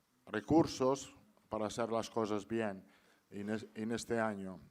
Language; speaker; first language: Spanish; non-native, fluent; Italian